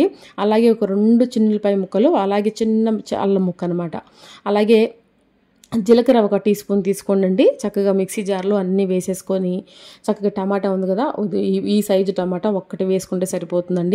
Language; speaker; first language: Telugu; native; Telugu